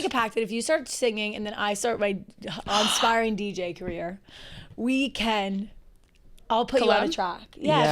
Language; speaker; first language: English; native; English